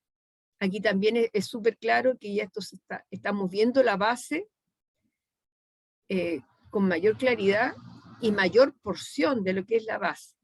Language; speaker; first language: Spanish; native; Spanish